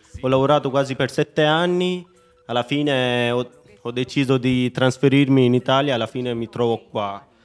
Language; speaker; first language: Italian; non-native, fluent; Hindi